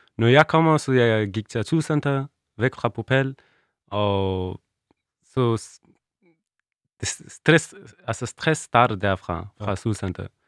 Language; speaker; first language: Danish; non-native, learner; Persian